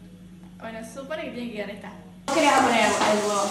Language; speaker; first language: Spanish; native; Spanish